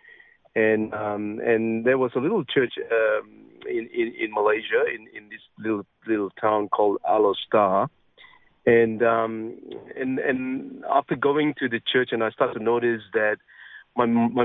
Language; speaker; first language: English; non-native, local second language; Min Nan Chinese